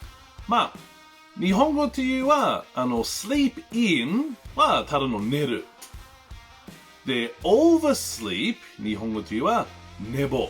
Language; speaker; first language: Japanese; non-native, learner; English